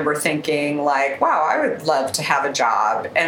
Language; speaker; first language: English; native; English